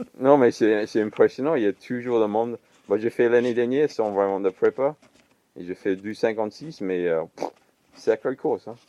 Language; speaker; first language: French; non-native, fluent; English